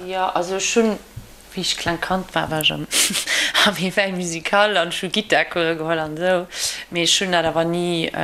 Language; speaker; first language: Luxembourgish; native; Luxembourgish